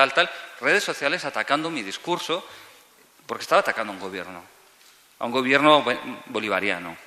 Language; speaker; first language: Spanish; native; Spanish